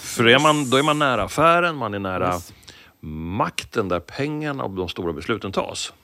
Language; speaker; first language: Swedish; native; Swedish